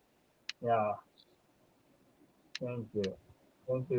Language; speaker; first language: English; non-native, learner; Japanese